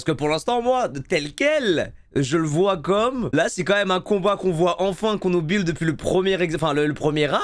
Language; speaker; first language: French; native; French